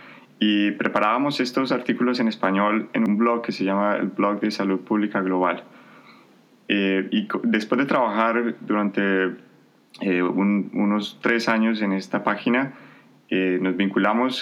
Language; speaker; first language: Spanish; native; Spanish